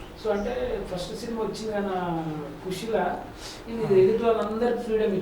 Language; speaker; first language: Telugu; native; Telugu